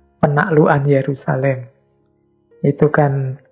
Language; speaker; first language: Indonesian; native; Indonesian